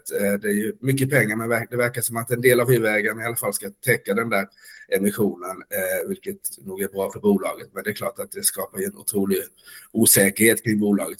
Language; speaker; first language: Swedish; native; Swedish